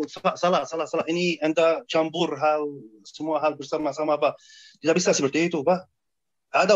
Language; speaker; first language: Indonesian; non-native, fluent; Arabic